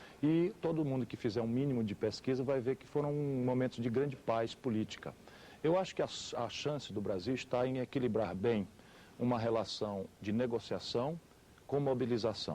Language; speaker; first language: Portuguese; native; Portuguese